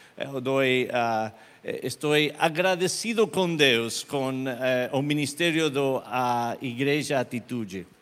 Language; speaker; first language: Portuguese; non-native, learner; Spanish